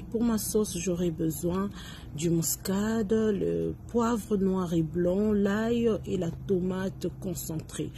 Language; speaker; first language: French; non-native, local second language; Lingala